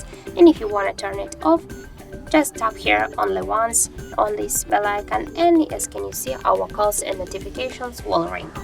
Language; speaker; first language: English; non-native, fluent; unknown